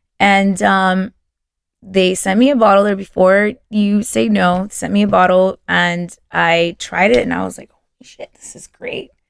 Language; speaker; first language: English; early bilingual, other home language; Spanish